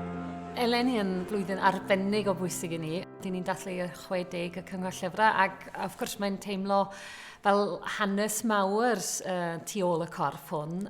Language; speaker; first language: Welsh; non-native, fluent; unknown